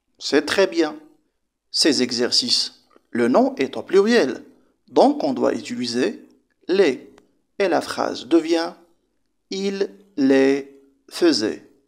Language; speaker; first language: French; non-native, local second language; Arabic